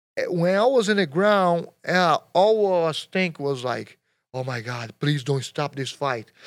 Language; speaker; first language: English; non-native, learner; Portuguese